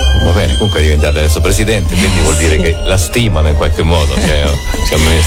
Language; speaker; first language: Italian; native; Italian